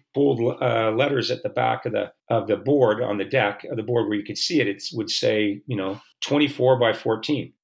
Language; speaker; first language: English; native; English